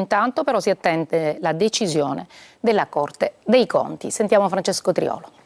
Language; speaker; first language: Italian; native; Italian